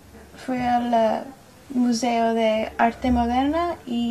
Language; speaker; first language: Spanish; non-native, learner; English